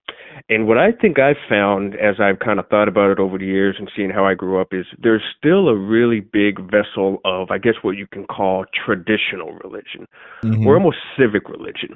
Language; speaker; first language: English; native; English